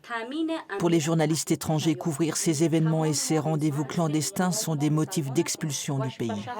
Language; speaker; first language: French; native; French